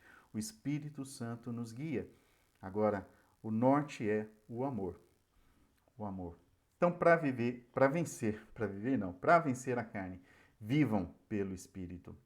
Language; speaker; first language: Portuguese; native; Portuguese